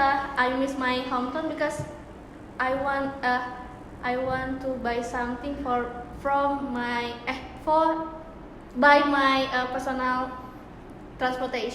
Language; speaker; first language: English; non-native, learner; Indonesian